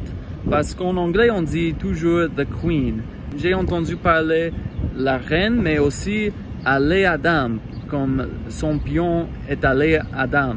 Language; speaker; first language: French; non-native, fluent; English